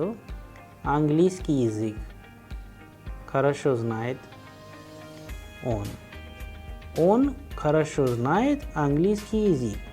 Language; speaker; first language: Russian; non-native, fluent; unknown